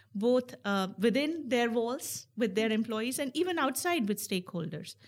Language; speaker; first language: English; non-native, local second language; Hindi